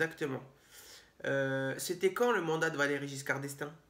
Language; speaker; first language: French; native; French